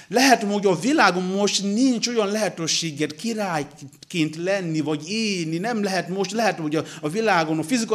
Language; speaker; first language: Hungarian; non-native, learner; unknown